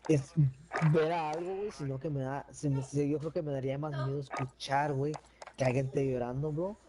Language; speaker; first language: Spanish; early bilingual, heritage; Spanish